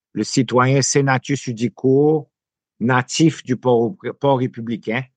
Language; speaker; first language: French; non-native, local second language; Haitian Creole